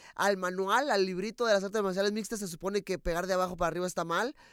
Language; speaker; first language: Spanish; native; Spanish